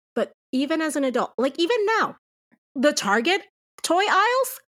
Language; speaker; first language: English; non-native, fluent; Spanish